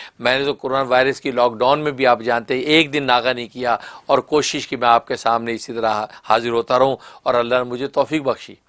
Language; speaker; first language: Urdu; native; Urdu